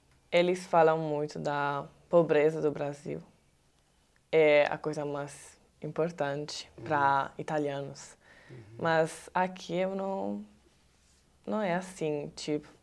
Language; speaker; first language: Portuguese; non-native, learner; Italian